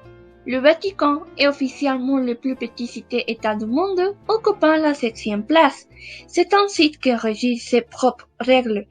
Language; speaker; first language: French; non-native, learner; Spanish